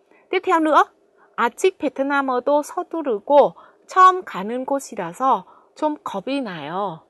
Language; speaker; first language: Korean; non-native, fluent; Vietnamese